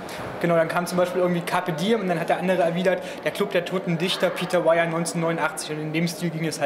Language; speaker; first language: German; native; German